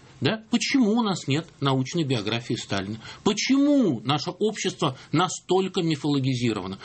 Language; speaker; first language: Russian; native; Russian